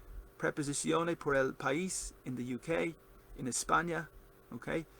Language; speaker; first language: Spanish; non-native, learner; English